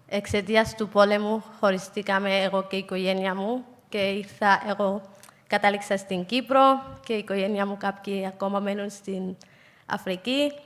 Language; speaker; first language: Greek; non-native, fluent; Somali